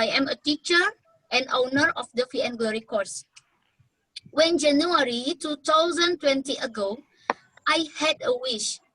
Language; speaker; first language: English; non-native, learner; Indonesian